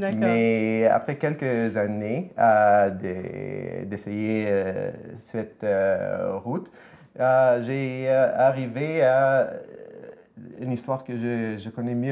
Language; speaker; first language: French; non-native, fluent; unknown